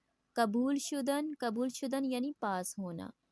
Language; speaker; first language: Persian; non-native, fluent; Urdu